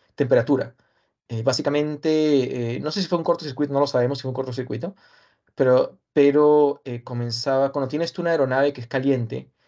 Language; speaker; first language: Spanish; native; Spanish